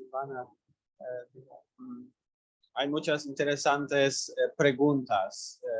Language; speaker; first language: Spanish; non-native, learner; Polish